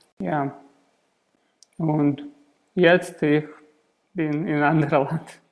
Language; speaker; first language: German; non-native, learner; Russian